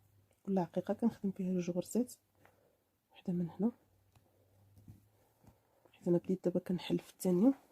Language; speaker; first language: Arabic; native; Arabic